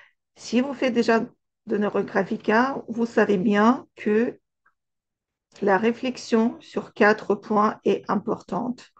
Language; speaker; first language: French; non-native, fluent; Russian